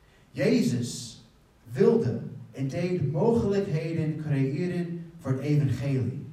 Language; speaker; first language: Dutch; non-native, fluent; English